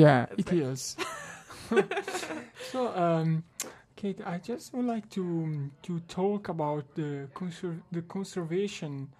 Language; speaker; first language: English; non-native, learner; Italian